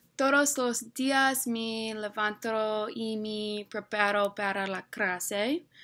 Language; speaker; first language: Spanish; non-native, learner; English